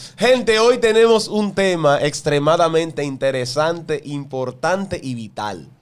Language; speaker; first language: Spanish; native; Spanish